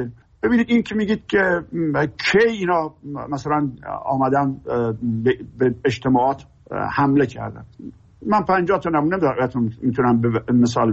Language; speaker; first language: Persian; native; Persian